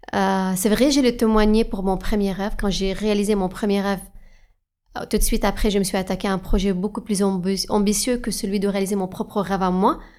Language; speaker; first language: French; non-native, fluent; Arabic